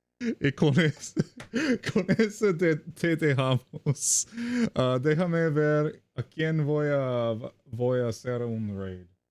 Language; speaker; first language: Spanish; non-native, fluent; English